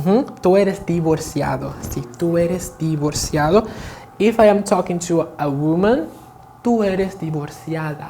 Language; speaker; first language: Spanish; non-native, fluent; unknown